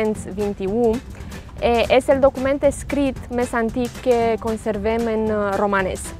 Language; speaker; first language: Catalan; non-native, fluent; Romanian